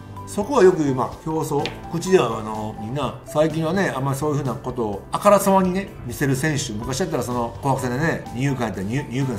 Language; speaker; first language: Japanese; native; Japanese